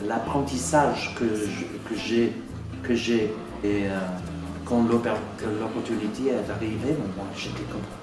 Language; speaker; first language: French; non-native, fluent; English